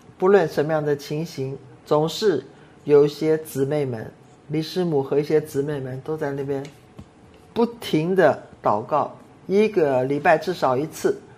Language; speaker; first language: Chinese; non-native, local second language; Cantonese